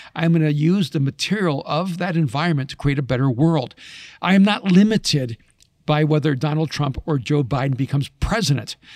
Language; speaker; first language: English; early bilingual, other home language; Spanish